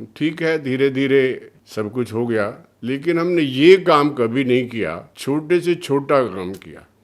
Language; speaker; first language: Hindi; early bilingual, other home language; Punjabi